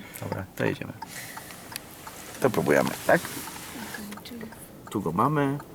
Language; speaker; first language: Polish; native; Polish